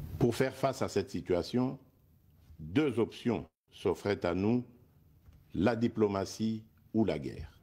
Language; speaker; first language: French; non-native, local second language; Luba-Lulua